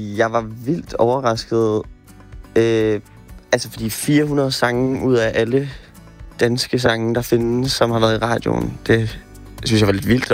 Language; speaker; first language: Danish; native; Danish